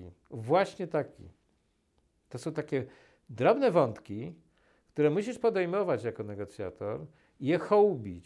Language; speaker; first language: Polish; native; Polish